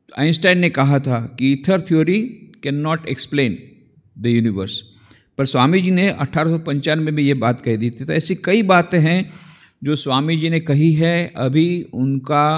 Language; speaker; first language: Hindi; non-native, local second language; Gujarati